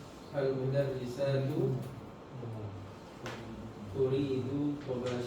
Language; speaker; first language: Arabic; non-native, learner; Indonesian